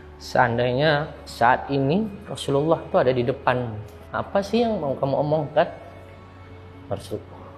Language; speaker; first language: Indonesian; early bilingual, heritage; Indonesian